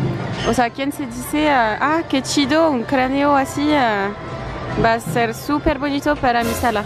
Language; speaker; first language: Spanish; non-native, fluent; French